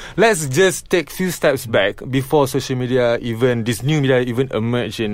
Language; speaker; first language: English; non-native, local second language; Malay